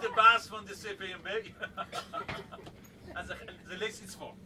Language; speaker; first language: Dutch; non-native, fluent; Persian